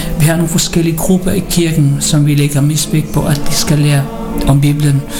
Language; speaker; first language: Danish; early bilingual, other home language; Filipino